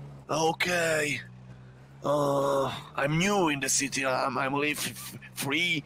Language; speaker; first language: English; non-native, learner; Polish